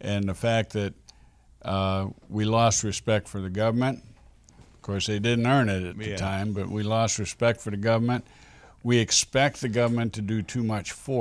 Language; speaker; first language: English; native; English